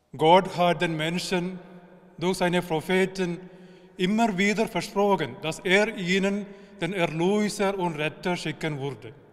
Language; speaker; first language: German; non-native, fluent; Malayalam